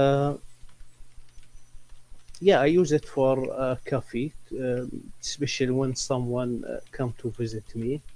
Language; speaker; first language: English; non-native, learner; Arabic